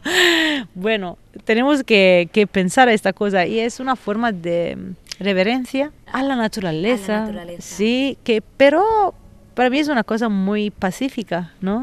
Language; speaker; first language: Spanish; non-native, fluent; Italian